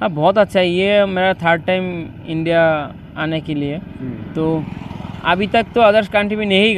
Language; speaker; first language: Hindi; non-native, learner; Bangla